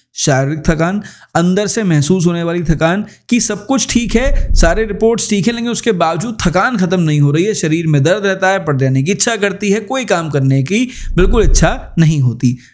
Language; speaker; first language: Hindi; native; Hindi